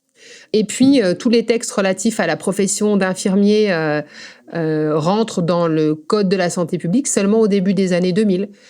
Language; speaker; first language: French; native; French